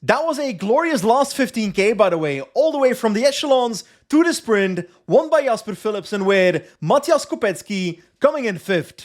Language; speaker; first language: English; non-native, fluent; Dutch